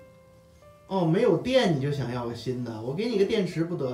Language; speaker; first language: Chinese; native; Chinese